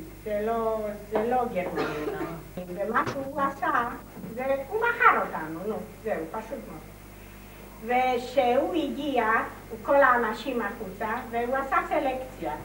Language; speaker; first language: Hebrew; non-native, fluent; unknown